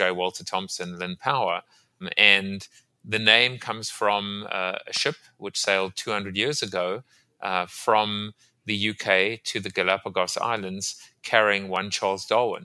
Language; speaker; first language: English; native; English